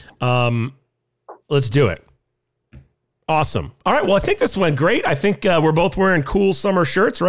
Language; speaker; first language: English; native; English